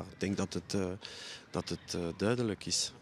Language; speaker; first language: Dutch; non-native, local second language; French